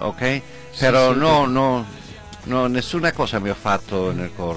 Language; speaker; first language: Italian; non-native, learner; Spanish